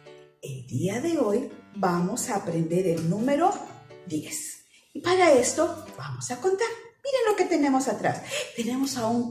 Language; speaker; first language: Spanish; native; Spanish